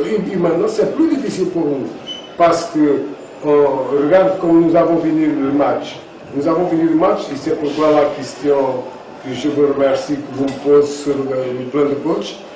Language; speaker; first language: French; non-native, fluent; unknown